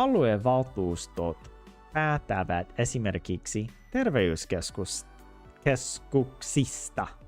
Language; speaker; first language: Finnish; non-native, learner; English